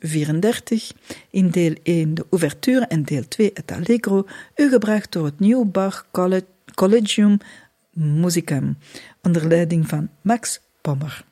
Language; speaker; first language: Dutch; native; Dutch